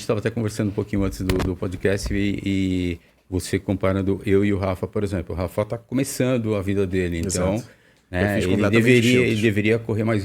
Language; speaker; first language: Portuguese; native; Portuguese